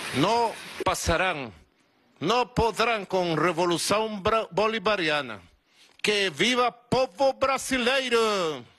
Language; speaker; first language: Portuguese; non-native, learner; Spanish